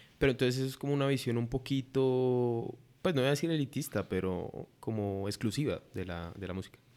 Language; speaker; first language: Spanish; native; Spanish